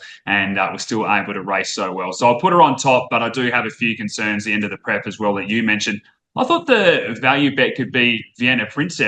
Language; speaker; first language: English; native; English